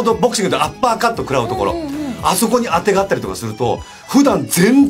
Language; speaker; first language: Japanese; native; Japanese